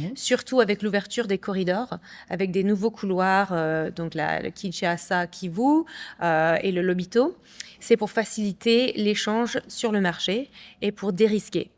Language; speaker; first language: French; early bilingual, other home language; English